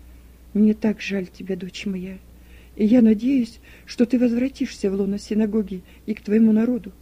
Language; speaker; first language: Russian; native; Russian